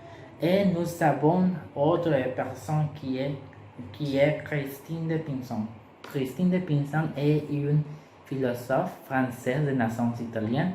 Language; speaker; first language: French; non-native, learner; Spanish